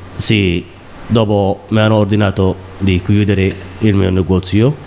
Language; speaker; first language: Italian; non-native, learner; Somali